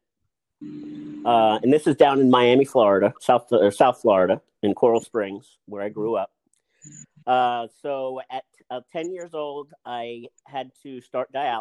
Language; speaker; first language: English; native; English